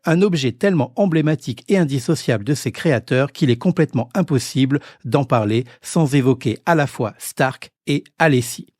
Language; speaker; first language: French; native; French